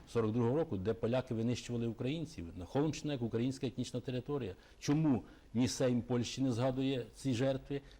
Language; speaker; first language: Ukrainian; native; Ukrainian